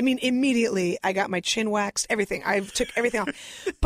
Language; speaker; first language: English; early bilingual, other home language; Russian